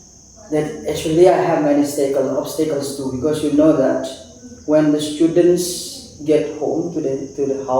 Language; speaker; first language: English; non-native, fluent; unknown